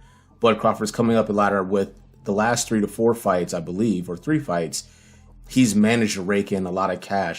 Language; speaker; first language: English; native; English